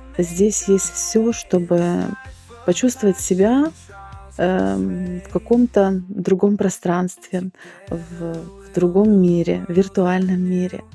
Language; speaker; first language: Russian; native; Russian